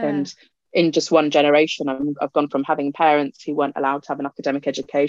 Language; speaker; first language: English; non-native, local second language; Punjabi